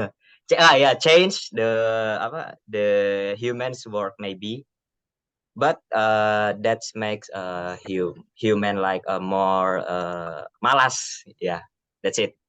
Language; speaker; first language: English; non-native, learner; Indonesian